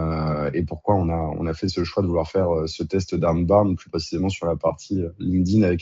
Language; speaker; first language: French; native; French